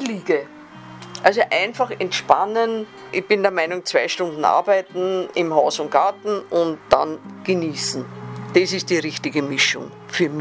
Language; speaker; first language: German; native; German